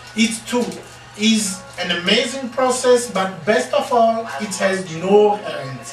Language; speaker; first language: English; non-native, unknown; Lingala